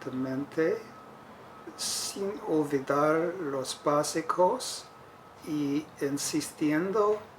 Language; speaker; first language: Spanish; non-native, fluent; English